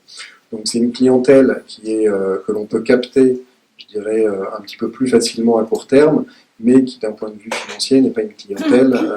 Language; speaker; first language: French; native; French